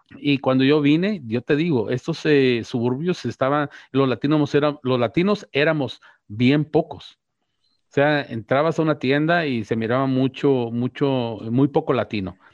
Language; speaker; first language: Spanish; native; Spanish